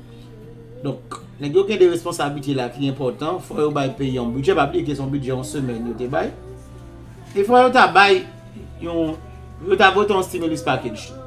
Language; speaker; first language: Haitian Creole; native; Haitian Creole